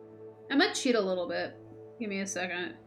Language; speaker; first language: English; native; English